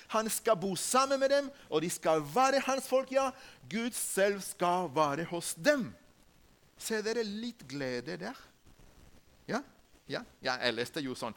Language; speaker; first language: Norwegian; non-native, learner; Spanish